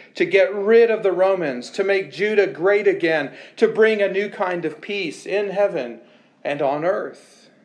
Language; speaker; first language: English; native; English